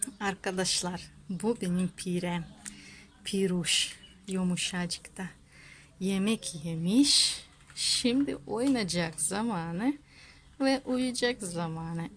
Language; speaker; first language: Turkish; non-native, learner; Russian